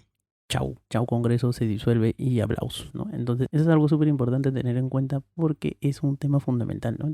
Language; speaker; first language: Spanish; native; Spanish